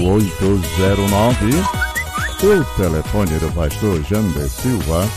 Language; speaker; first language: Portuguese; native; Portuguese